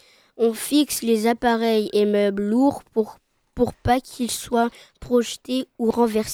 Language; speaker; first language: French; native; French